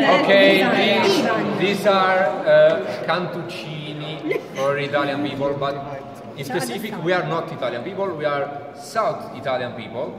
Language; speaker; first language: English; non-native, fluent; Italian